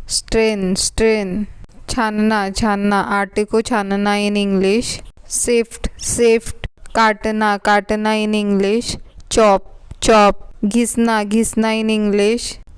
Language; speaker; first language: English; non-native, local second language; Hindi